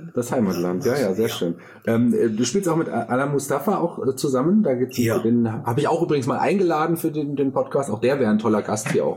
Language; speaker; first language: German; native; German